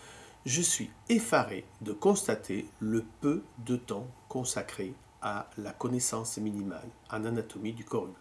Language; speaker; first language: French; native; French